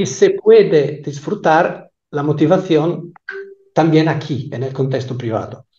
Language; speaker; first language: Spanish; non-native, fluent; Italian